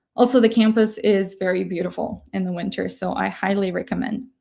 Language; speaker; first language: English; non-native, fluent; Ukrainian